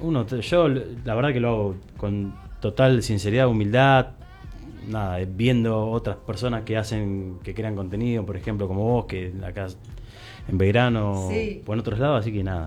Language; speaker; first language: Spanish; native; Spanish